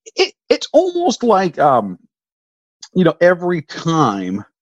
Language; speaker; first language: English; native; English